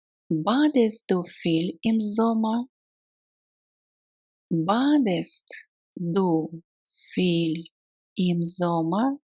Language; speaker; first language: German; non-native, fluent; Russian